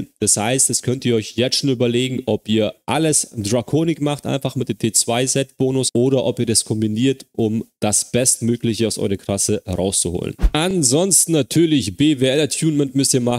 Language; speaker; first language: German; native; German